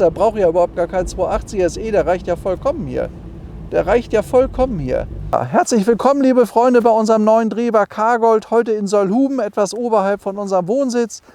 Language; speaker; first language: German; native; German